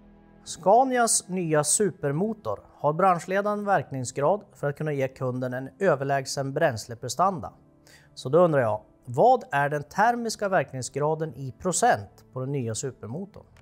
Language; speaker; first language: Swedish; native; Swedish